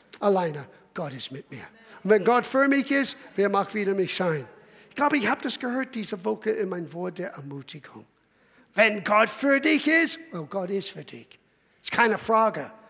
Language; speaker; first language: German; non-native, fluent; English